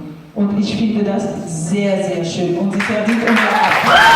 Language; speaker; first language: German; non-native, fluent; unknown